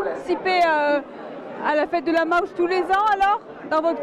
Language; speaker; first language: French; native; French